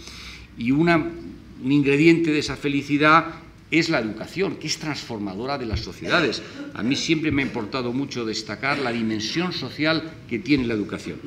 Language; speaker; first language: Spanish; native; Spanish